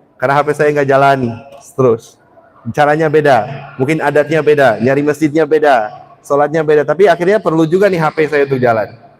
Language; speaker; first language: Indonesian; early bilingual, heritage; Indonesian